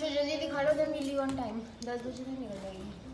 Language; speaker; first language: Hindi; non-native, local second language; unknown